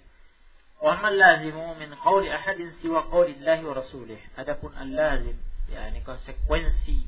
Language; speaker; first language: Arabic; non-native, fluent; Indonesian